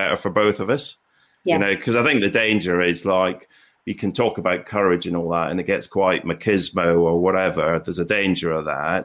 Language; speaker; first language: English; native; English